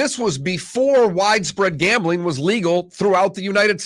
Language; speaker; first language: English; native; English